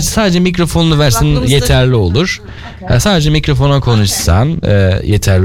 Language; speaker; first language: Turkish; native; Turkish